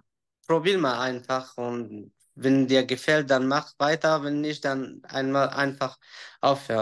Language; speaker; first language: German; non-native, learner; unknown